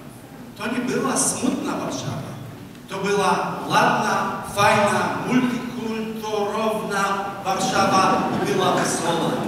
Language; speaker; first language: Polish; non-native, fluent; Hebrew